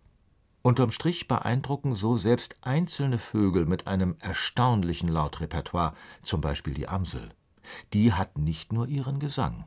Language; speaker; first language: German; native; German